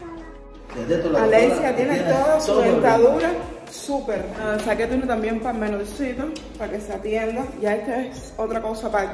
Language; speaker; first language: Spanish; native; Spanish